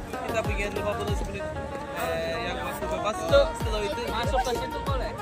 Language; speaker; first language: Indonesian; non-native, fluent; Turkish